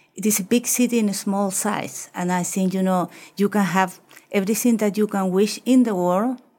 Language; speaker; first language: English; non-native, fluent; Spanish